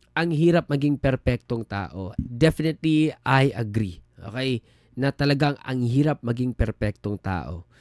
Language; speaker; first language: Filipino; non-native, local second language; Cebuano